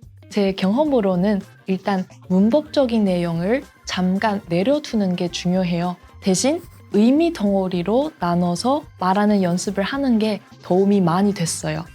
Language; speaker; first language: Korean; non-native, fluent; Chinese